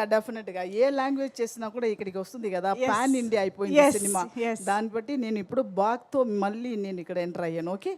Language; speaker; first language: Telugu; non-native, learner; Tamil